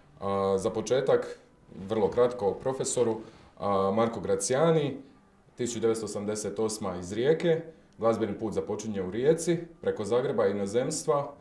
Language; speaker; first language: Croatian; native; Croatian